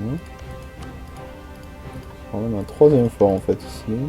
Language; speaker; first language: French; native; French